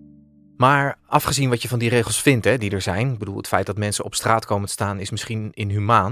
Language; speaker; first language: Dutch; native; Dutch